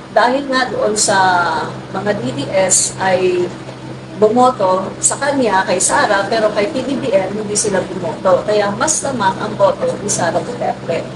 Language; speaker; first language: Filipino; non-native, local second language; Cebuano